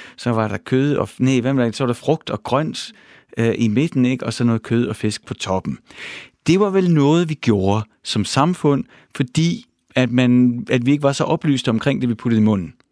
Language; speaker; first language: Danish; native; Danish